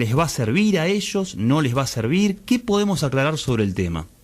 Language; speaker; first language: Spanish; native; Spanish